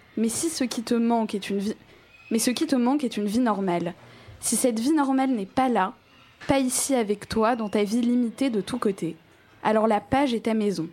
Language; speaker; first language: French; native; French